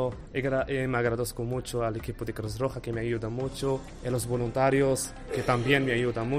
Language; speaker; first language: Spanish; non-native, learner; Arabic